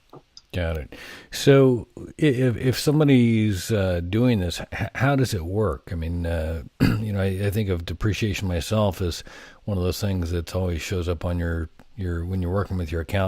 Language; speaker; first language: English; native; English